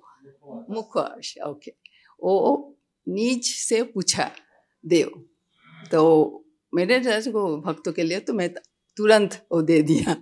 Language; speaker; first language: Hindi; non-native, local second language; Bangla